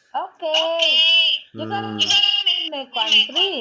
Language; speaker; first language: English; non-native, learner; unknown